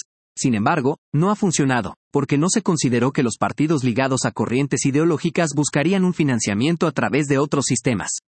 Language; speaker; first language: Spanish; native; Spanish